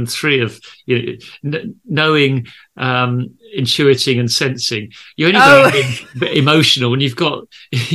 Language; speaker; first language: English; native; English